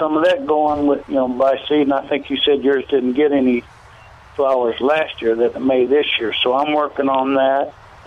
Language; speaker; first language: English; native; English